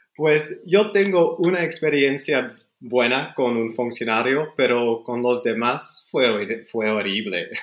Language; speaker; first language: Spanish; non-native, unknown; Dutch